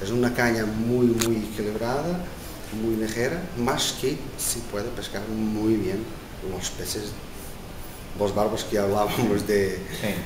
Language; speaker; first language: Spanish; non-native, learner; Portuguese